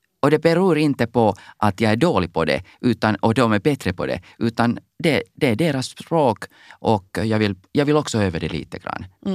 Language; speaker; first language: Swedish; non-native, local second language; Finnish